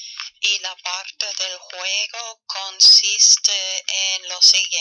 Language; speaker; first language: Spanish; non-native, fluent; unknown